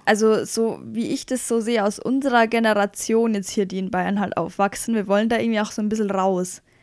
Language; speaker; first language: German; native; German